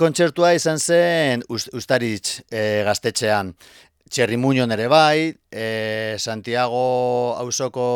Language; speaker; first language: Basque; non-native, local second language; Spanish